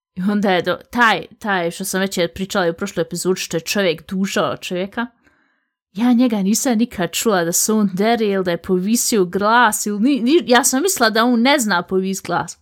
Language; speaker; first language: Bosnian; early bilingual, heritage; Bosnian